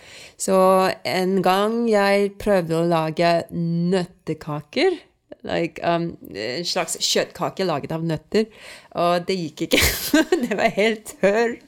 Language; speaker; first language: Norwegian; non-native, fluent; Swedish